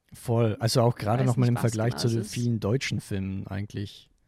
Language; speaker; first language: German; native; German